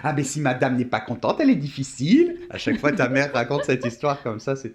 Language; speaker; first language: French; native; French